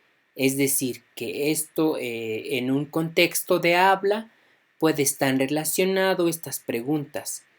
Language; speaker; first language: Spanish; non-native, local second language; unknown